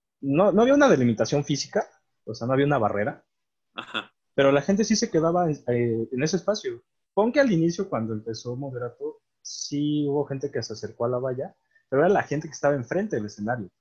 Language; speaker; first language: Spanish; native; Spanish